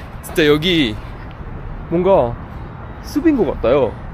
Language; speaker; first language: Korean; native; Korean